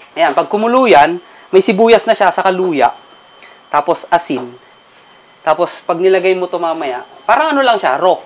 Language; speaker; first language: Filipino; non-native, local second language; Iloko